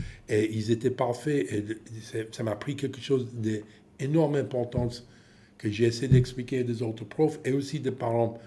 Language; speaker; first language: French; non-native, fluent; English